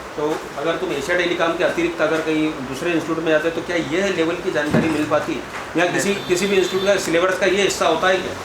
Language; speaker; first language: Hindi; native; Hindi